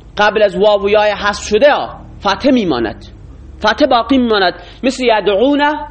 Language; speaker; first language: Persian; non-native, local second language; Baluchi